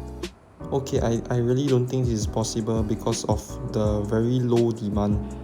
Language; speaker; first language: English; native; English